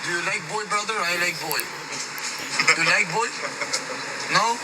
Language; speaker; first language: English; non-native, learner; Albanian